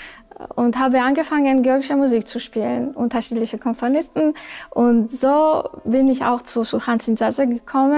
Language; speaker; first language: German; non-native, fluent; Georgian